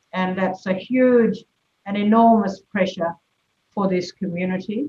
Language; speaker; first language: English; non-native, local second language; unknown